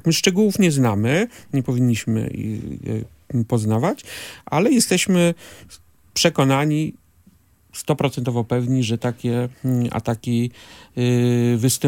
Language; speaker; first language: Polish; native; Polish